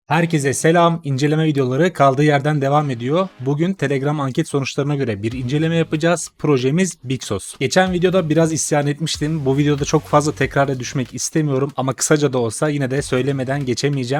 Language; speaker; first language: Turkish; native; Turkish